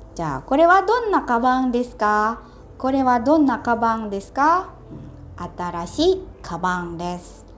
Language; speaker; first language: Japanese; non-native, fluent; Indonesian